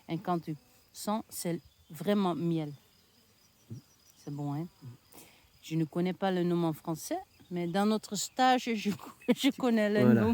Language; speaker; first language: French; non-native, learner; Dutch